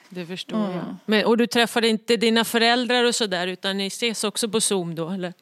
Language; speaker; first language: Swedish; native; Swedish